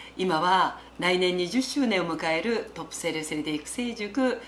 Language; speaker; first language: Japanese; native; Japanese